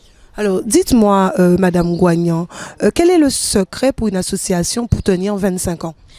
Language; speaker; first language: French; native; French